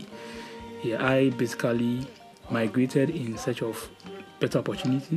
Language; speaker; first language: English; non-native, local second language; Akan